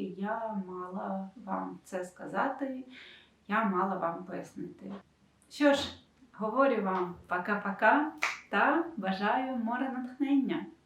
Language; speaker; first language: Ukrainian; non-native, local second language; Russian